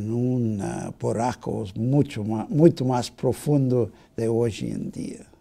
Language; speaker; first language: Portuguese; non-native, fluent; English